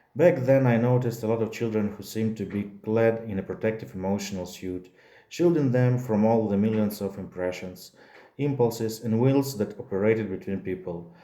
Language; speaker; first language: English; non-native, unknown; Ukrainian